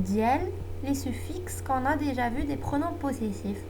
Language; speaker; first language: French; non-native, local second language; Arabic